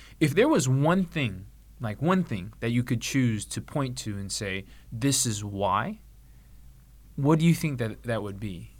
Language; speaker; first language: English; native; English